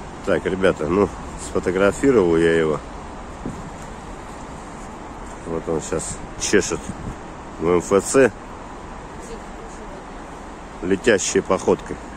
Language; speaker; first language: Russian; native; Russian